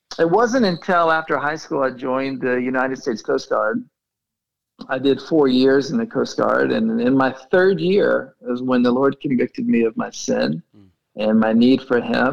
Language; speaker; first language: English; native; English